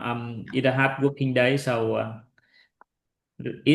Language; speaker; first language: English; non-native, learner; Vietnamese